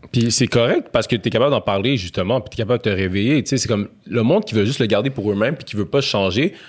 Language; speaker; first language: French; native; French